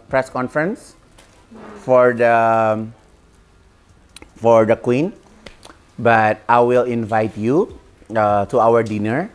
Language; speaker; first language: English; non-native, learner; Indonesian